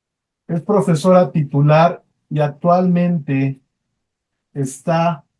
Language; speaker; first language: Spanish; native; Spanish